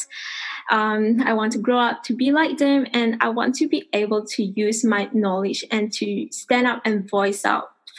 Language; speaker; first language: English; non-native, local second language; Chinese